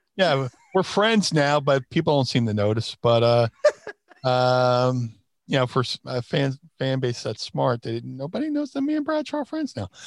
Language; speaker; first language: English; native; English